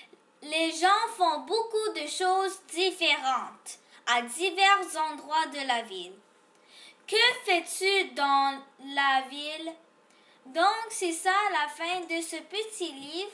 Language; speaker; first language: French; non-native, local second language; English